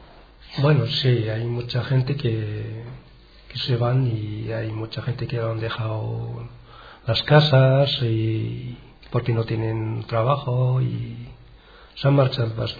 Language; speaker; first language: Spanish; non-native, learner; Arabic